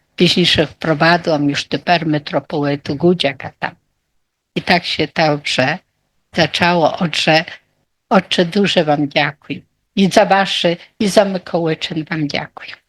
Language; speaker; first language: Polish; non-native, local second language; Ukrainian